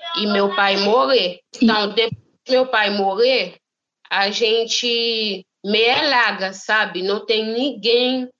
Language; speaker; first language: Portuguese; non-native, learner; Haitian Creole